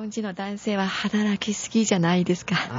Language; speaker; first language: Japanese; non-native, fluent; Chinese